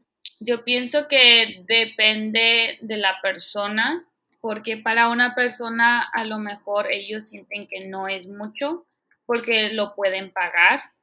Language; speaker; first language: Spanish; early bilingual, heritage; Spanish